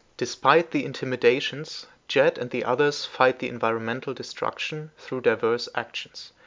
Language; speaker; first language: English; non-native, fluent; German